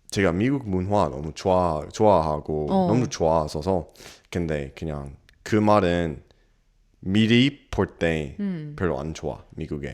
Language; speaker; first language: Korean; non-native, learner; English